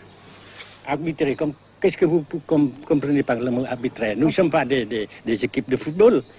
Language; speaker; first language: French; non-native, fluent; Vietnamese